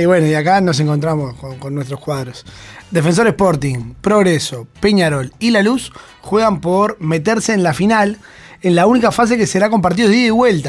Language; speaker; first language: Spanish; native; Spanish